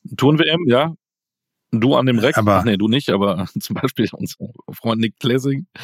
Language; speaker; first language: German; native; German